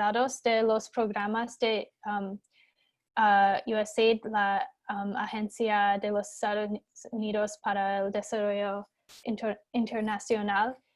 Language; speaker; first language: Spanish; non-native, fluent; English